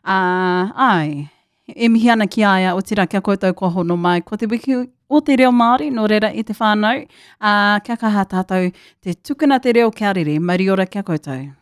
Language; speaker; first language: Māori; native; Māori